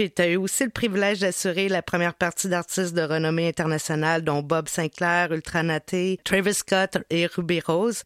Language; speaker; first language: French; native; French